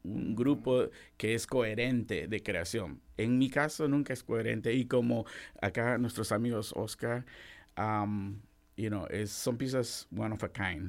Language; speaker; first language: Spanish; native; Spanish